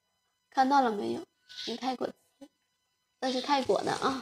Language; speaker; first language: Chinese; non-native, fluent; Lao